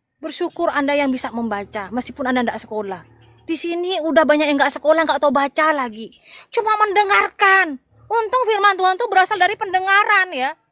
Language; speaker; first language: Indonesian; non-native, local second language; Madurese